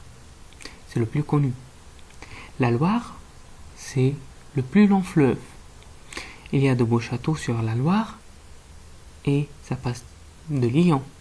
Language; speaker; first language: French; non-native, fluent; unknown